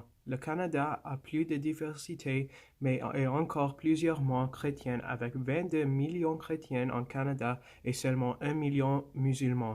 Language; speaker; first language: French; non-native, local second language; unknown